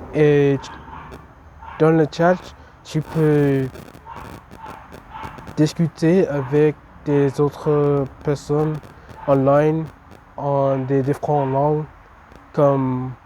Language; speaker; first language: French; non-native, learner; English